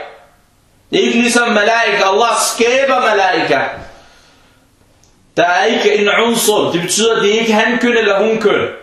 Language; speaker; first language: Danish; non-native, fluent; Arabic